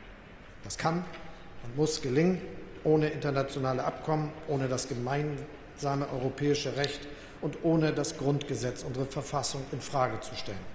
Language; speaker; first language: German; native; German